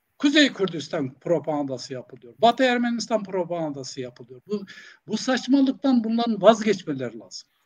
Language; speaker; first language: Turkish; non-native, local second language; Zaza